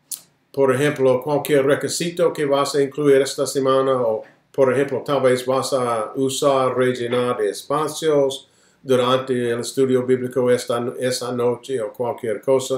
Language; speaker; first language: Spanish; non-native, fluent; English